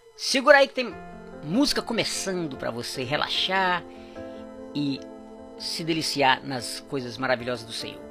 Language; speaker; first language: Portuguese; native; Portuguese